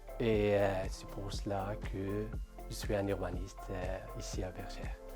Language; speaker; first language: French; non-native, local second language; Arabic